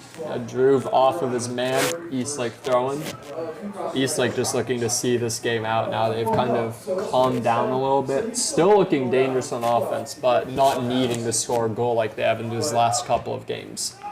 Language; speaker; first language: English; native; English